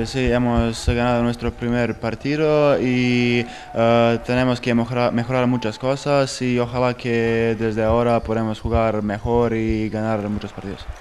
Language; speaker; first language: Spanish; non-native, fluent; Bosnian